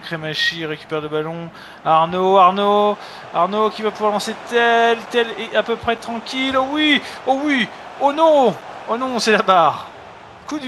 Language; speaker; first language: French; native; French